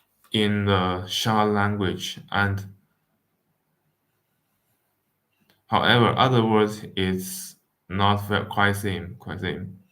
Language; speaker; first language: English; non-native, fluent; Wu Chinese